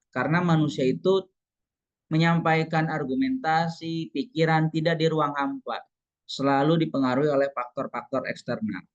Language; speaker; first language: Indonesian; non-native, local second language; Sundanese